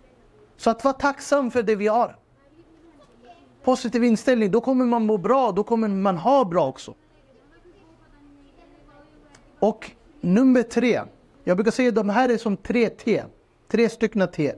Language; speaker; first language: Swedish; non-native, fluent; Urdu